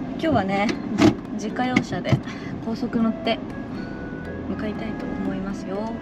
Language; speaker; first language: Japanese; native; Japanese